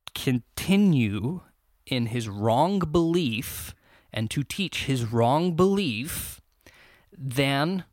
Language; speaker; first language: English; native; English